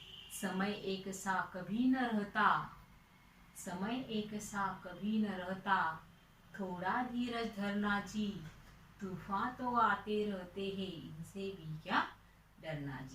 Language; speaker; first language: Hindi; non-native, local second language; Marathi